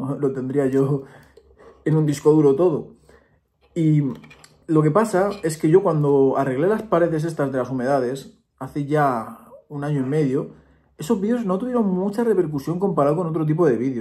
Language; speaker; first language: Spanish; native; Spanish